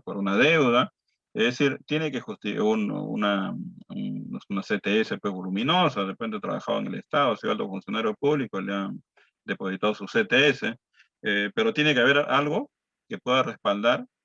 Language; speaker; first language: Spanish; native; Spanish